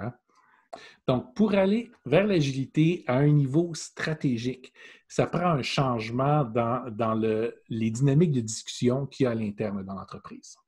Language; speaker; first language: French; native; French